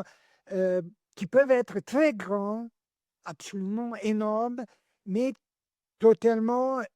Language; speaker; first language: French; non-native, learner; Italian